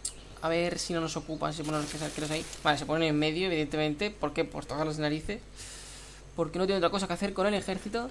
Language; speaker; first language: Spanish; native; Spanish